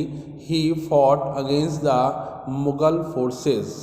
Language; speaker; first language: English; non-native, local second language; Hindi